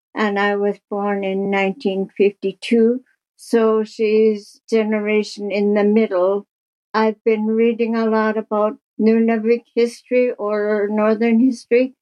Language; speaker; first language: English; native; English